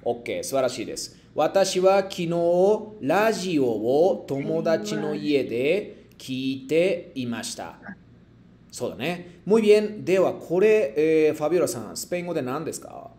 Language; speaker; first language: Japanese; non-native, fluent; Spanish